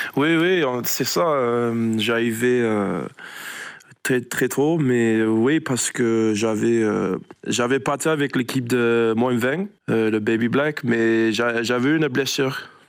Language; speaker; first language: French; non-native, learner; English